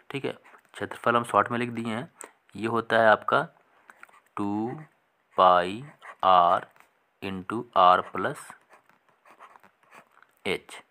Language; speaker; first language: Hindi; native; Hindi